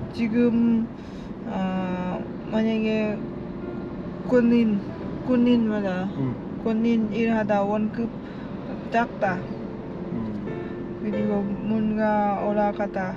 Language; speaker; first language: Korean; non-native, learner; Lao